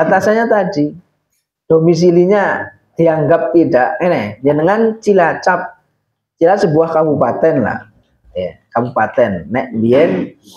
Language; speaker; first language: Indonesian; non-native, local second language; Javanese